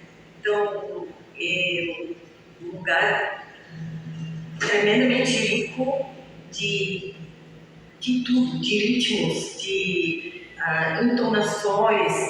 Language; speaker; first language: Portuguese; non-native, fluent; Bulgarian